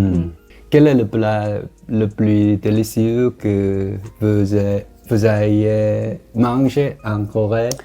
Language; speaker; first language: French; non-native, learner; Korean